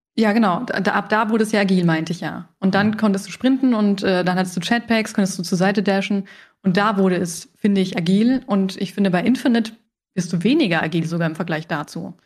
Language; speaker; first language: German; early bilingual, other home language; Spanish